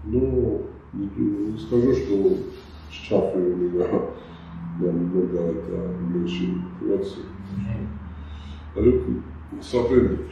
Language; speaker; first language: Russian; non-native, fluent; Georgian